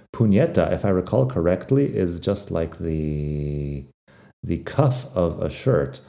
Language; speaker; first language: English; native; English